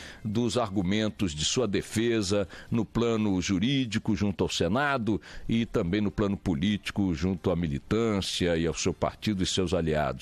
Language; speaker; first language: Portuguese; native; Portuguese